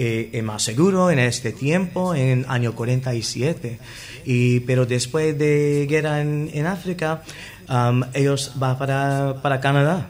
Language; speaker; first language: Spanish; non-native, learner; English